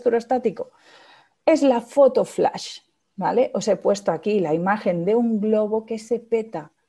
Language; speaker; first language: Spanish; native; Spanish